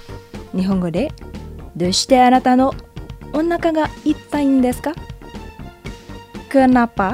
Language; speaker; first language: Japanese; non-native, fluent; Indonesian